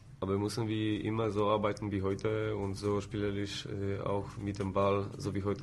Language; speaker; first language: German; non-native, fluent; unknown